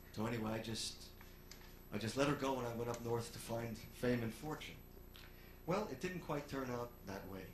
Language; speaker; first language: English; native; English